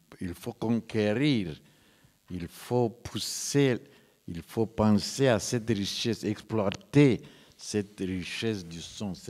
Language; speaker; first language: French; non-native, fluent; Romanian